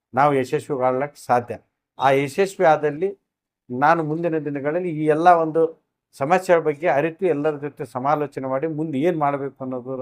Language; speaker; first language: Kannada; native; Kannada